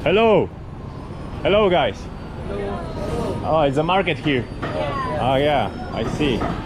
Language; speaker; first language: English; non-native, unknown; Polish